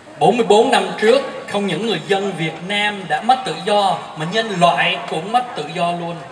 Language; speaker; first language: Vietnamese; early bilingual, heritage; Vietnamese